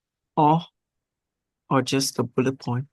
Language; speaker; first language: English; non-native, learner; Vietnamese